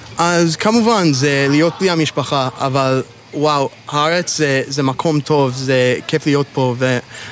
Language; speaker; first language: Hebrew; non-native, fluent; English